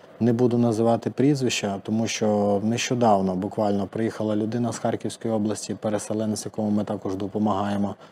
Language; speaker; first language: Ukrainian; native; Ukrainian